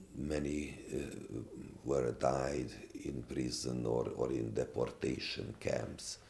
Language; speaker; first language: English; non-native, fluent; Hungarian